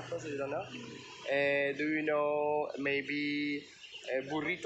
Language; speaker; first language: English; non-native, fluent; French